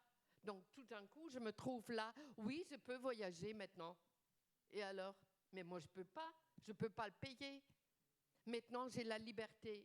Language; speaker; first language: French; non-native, fluent; German